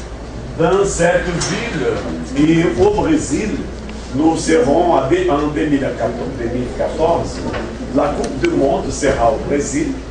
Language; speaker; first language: French; non-native, fluent; Portuguese